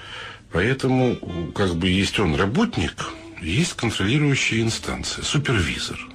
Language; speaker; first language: Russian; native; Russian